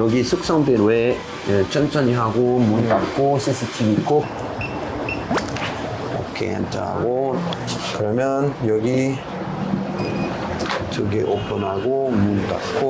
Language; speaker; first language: Korean; non-native, learner; French